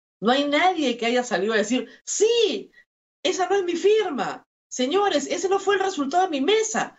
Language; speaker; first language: Spanish; native; Spanish